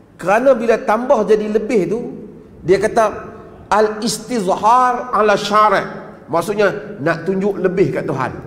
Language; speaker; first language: Malay; native; Malay